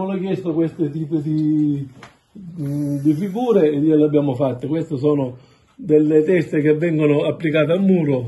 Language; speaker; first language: Italian; native; Italian